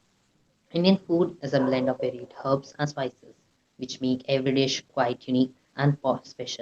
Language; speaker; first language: English; non-native, fluent; Indonesian